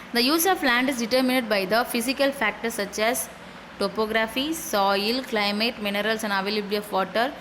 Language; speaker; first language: English; non-native, local second language; Tamil